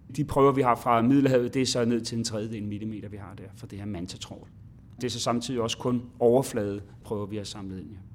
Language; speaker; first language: Danish; native; Danish